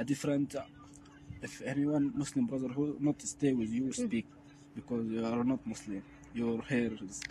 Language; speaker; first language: English; non-native, learner; Arabic